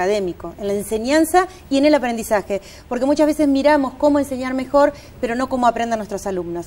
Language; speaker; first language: Spanish; native; Spanish